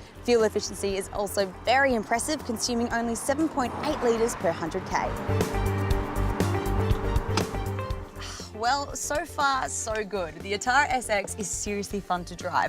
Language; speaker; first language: English; native; English